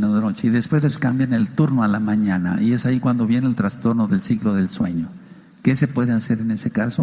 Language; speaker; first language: Spanish; native; Spanish